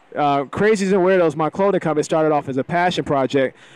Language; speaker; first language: English; native; English